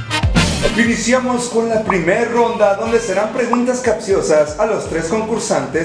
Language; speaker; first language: Spanish; native; Spanish